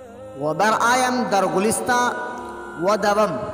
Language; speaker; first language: Persian; non-native, learner; Urdu